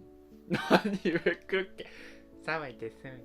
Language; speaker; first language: Korean; non-native, learner; Japanese